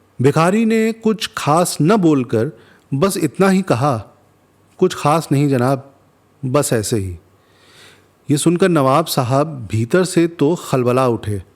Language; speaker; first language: Urdu; non-native, local second language; Hindi